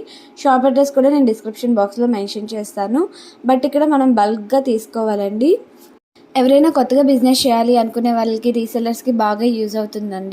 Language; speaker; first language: Telugu; native; Telugu